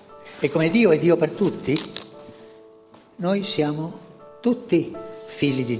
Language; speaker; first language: Italian; non-native, fluent; Spanish